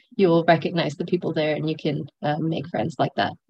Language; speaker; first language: English; non-native, fluent; Sinhala